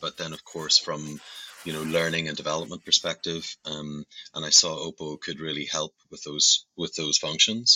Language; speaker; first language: English; native; English